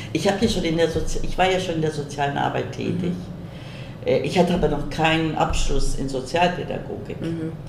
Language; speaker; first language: German; early bilingual, other home language; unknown